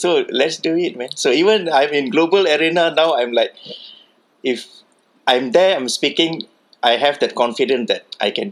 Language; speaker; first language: English; non-native, local second language; Tamil